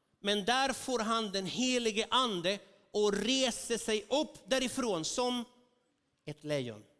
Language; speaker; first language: Swedish; non-native, fluent; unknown